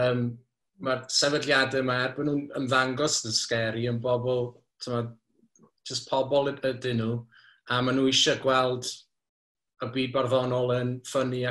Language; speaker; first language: Welsh; native; Welsh